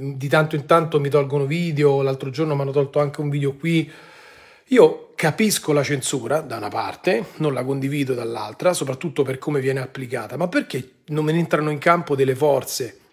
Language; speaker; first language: Italian; native; Italian